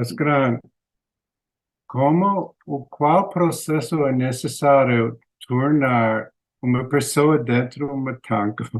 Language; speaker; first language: Portuguese; non-native, learner; English